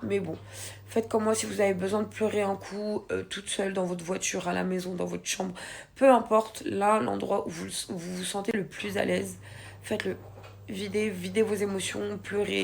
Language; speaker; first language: French; native; French